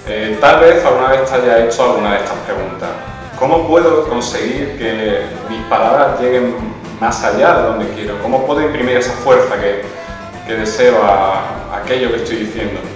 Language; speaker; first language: Spanish; native; Spanish